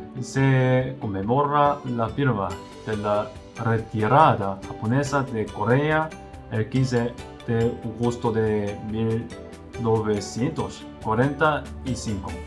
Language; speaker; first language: Spanish; non-native, learner; Korean